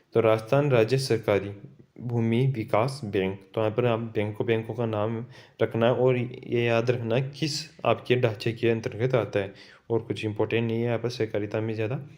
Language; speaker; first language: Hindi; native; Hindi